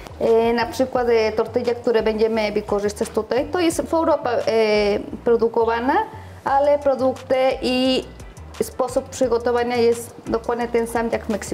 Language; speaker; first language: Polish; non-native, learner; Spanish